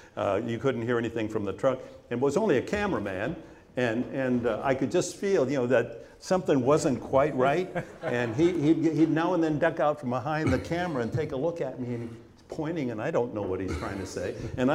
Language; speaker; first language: English; native; English